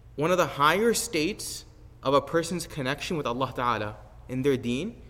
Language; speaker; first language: English; native; English